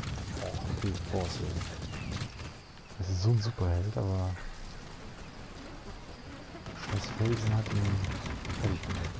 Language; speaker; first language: German; native; German